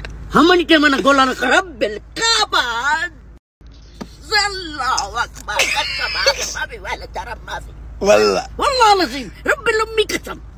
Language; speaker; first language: Arabic; non-native, learner; Urdu